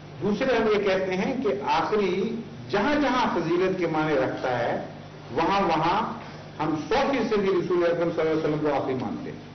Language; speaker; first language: Urdu; native; Urdu